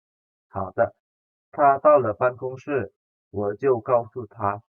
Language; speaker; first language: Chinese; non-native, fluent; Indonesian